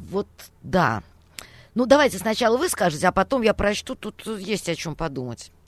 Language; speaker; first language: Russian; native; Russian